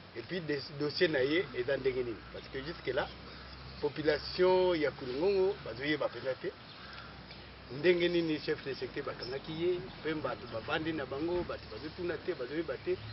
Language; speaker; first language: Lingala; non-native, local second language; Kongo